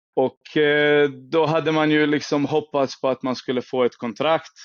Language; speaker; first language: Swedish; early bilingual, other home language; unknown